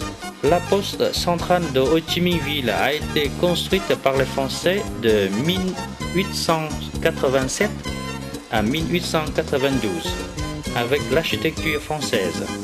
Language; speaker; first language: French; non-native, fluent; Vietnamese